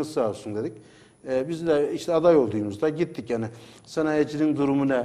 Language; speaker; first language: Turkish; native; Turkish